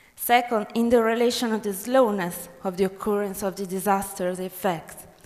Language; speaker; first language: English; non-native, fluent; Italian